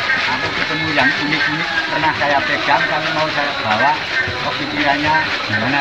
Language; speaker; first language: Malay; non-native, local second language; Javanese